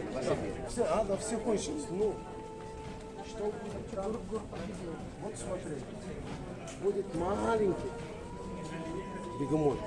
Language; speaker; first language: Russian; non-native, learner; Arabic